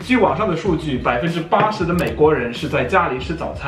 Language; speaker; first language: Chinese; non-native, fluent; English